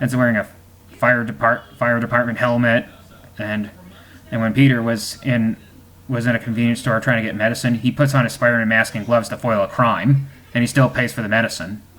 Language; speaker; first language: English; native; English